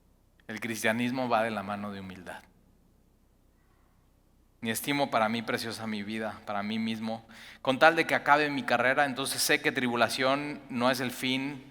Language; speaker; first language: Spanish; native; Spanish